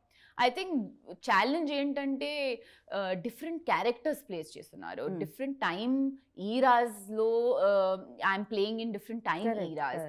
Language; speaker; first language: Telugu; non-native, learner; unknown